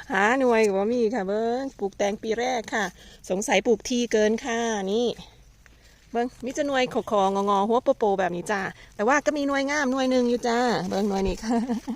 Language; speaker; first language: Thai; native; Thai